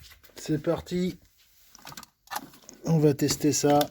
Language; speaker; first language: French; native; French